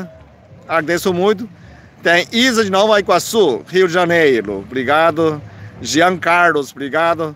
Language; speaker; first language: Portuguese; non-native, fluent; Chinese